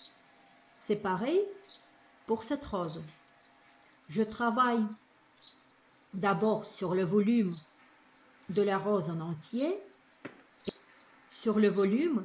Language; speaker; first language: French; non-native, fluent; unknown